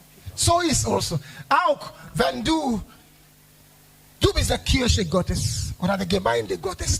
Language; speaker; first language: German; non-native, learner; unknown